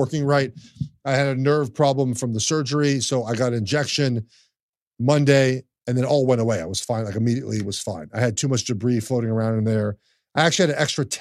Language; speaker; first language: English; native; English